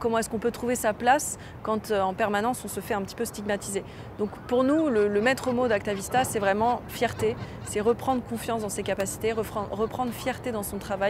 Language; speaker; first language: French; native; French